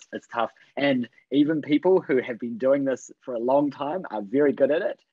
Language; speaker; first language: English; native; English